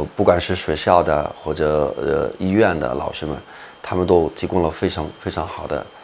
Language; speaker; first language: Chinese; non-native, fluent; Arabic